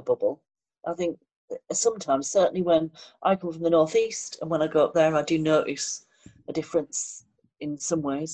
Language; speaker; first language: English; native; English